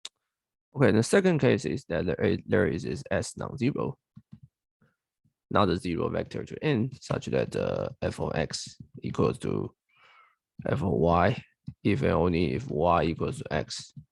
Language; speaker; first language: English; non-native, fluent; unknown